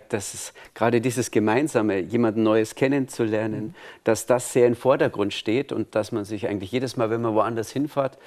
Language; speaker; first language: German; native; German